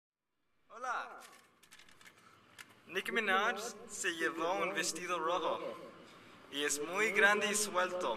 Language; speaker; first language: Spanish; non-native, learner; English